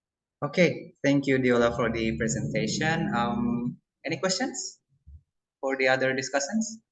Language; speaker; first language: English; non-native, local second language; Indonesian